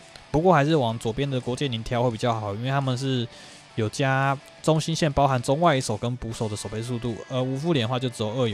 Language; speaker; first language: Chinese; native; Chinese